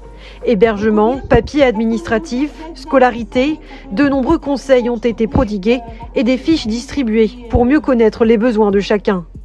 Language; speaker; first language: French; native; French